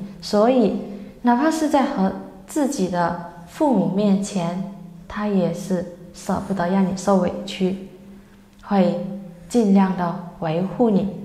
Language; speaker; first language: Chinese; native; Chinese